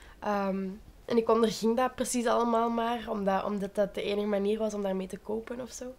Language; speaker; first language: Dutch; native; Dutch